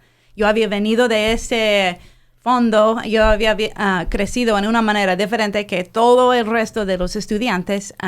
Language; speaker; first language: Spanish; non-native, fluent; English